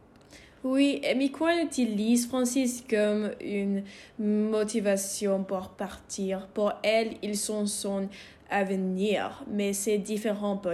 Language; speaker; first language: French; non-native, learner; English